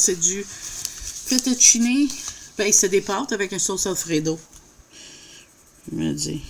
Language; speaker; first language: French; native; French